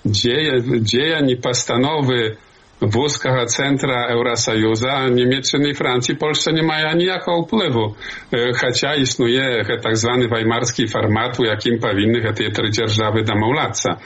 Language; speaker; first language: Polish; non-native, learner; Belarusian